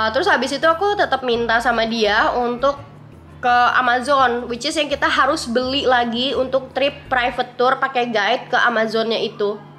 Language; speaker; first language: Indonesian; native; Indonesian